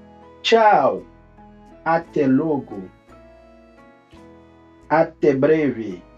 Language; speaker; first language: Portuguese; non-native, fluent; Haitian Creole